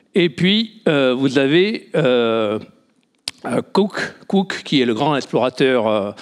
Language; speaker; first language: French; native; French